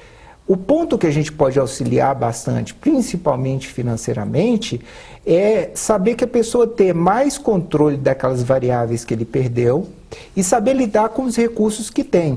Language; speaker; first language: Portuguese; native; Portuguese